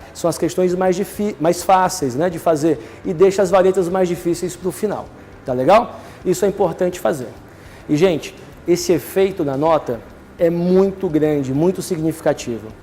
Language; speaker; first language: Portuguese; native; Portuguese